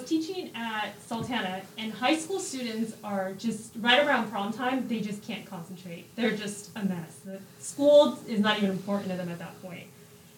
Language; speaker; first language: English; early bilingual, other home language; Spanish